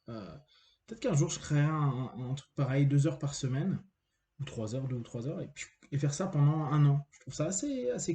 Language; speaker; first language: French; native; French